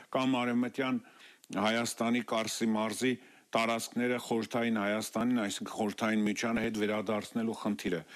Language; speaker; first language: Armenian; native; Armenian